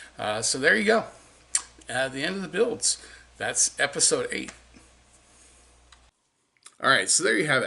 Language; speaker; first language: English; native; English